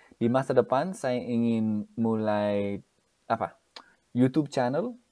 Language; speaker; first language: Indonesian; non-native, fluent; English